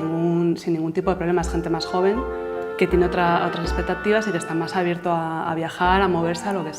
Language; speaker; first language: Spanish; native; Spanish